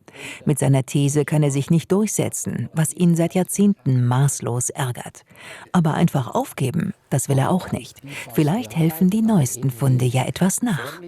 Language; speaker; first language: German; native; German